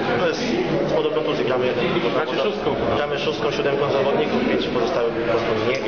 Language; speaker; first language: Polish; non-native, fluent; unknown